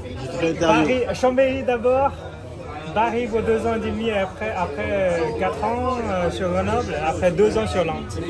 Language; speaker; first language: French; non-native, fluent; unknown